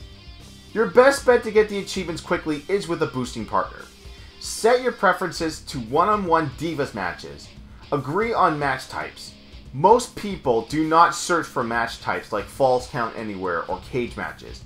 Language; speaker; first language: English; native; English